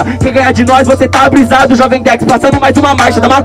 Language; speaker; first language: Portuguese; native; Portuguese